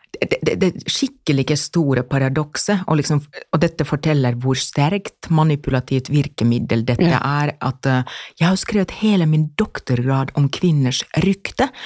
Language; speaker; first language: Norwegian; non-native, fluent; Finnish